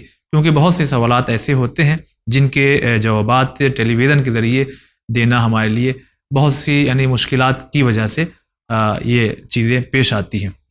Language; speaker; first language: Urdu; native; Urdu